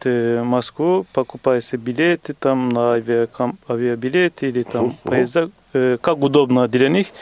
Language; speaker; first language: Russian; non-native, fluent; Turkish